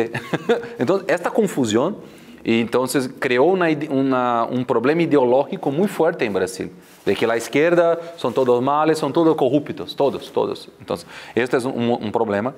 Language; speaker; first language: Spanish; non-native, fluent; Portuguese